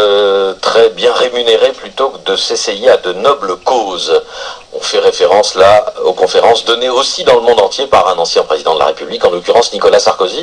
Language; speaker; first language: French; native; French